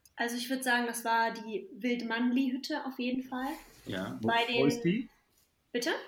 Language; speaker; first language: German; native; German